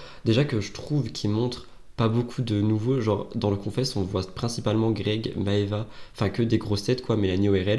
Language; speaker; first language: French; native; French